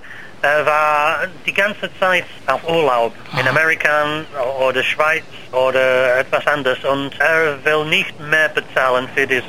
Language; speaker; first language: German; non-native, learner; English